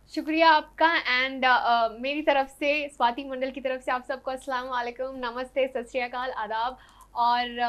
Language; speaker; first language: Hindi; non-native, local second language; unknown